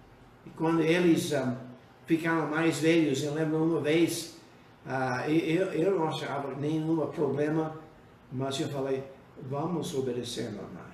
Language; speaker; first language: Portuguese; non-native, fluent; English